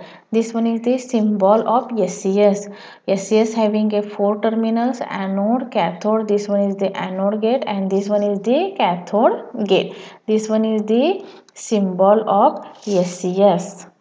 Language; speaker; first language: English; non-native, local second language; Marathi